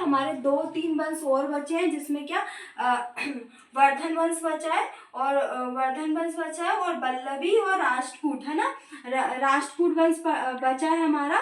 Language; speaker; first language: Hindi; native; Hindi